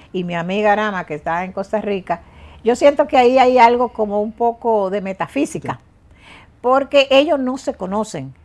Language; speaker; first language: Spanish; native; Spanish